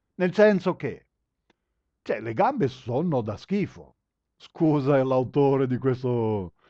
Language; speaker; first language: Italian; early bilingual, heritage; Italian